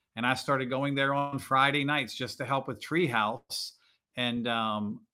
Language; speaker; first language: English; native; English